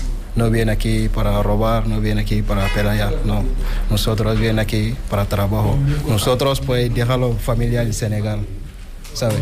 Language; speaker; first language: Spanish; non-native, learner; Wolof